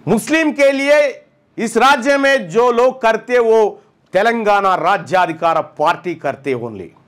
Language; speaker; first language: Hindi; non-native, local second language; Telugu